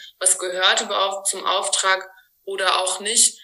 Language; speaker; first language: German; native; German